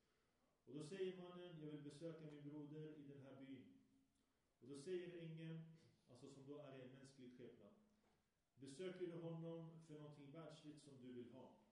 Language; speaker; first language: Swedish; early bilingual, other home language; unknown